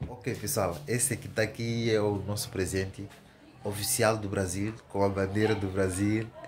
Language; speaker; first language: Portuguese; native; Portuguese